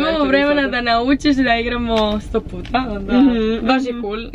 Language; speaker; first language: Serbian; non-native, learner; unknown